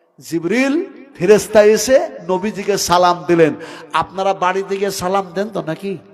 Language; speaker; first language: Bangla; non-native, local second language; Hindi